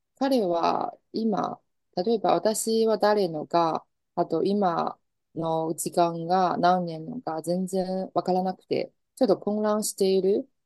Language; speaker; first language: Japanese; non-native, fluent; Chinese